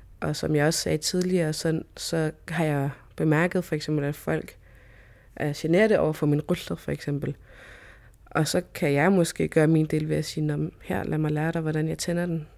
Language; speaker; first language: Danish; native; Danish